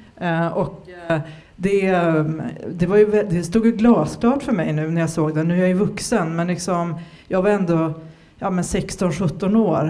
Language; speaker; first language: Swedish; native; Swedish